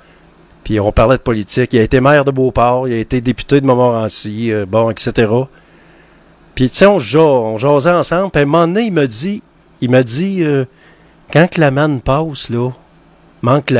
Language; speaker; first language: French; native; French